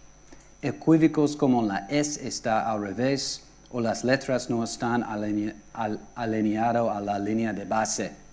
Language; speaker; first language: Spanish; non-native, fluent; English